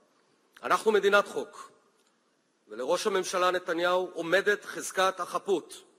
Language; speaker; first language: Hebrew; native; Hebrew